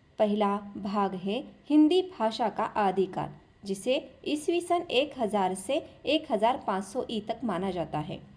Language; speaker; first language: Hindi; non-native, local second language; Marathi